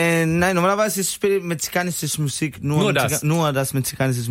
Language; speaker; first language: German; non-native, learner; Spanish